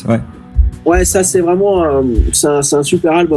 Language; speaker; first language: French; native; French